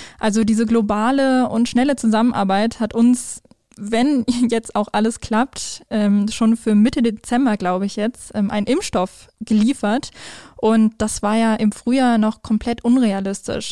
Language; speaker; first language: German; native; German